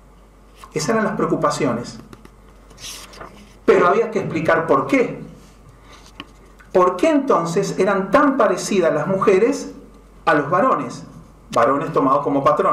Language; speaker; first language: Spanish; native; Spanish